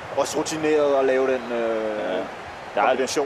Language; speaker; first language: Danish; native; Danish